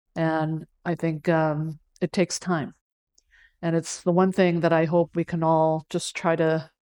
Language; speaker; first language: English; early bilingual, other home language; Cantonese